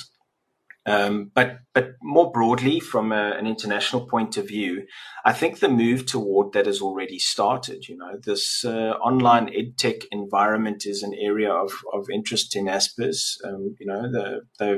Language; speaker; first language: English; native; English